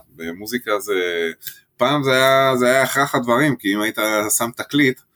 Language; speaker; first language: Hebrew; early bilingual, other home language; French